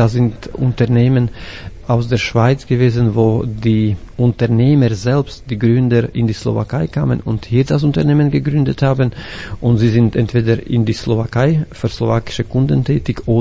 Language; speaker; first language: German; non-native, fluent; Slovak